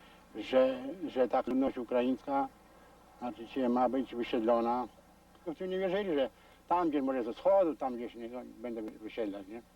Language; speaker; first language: Polish; non-native, local second language; Rusyn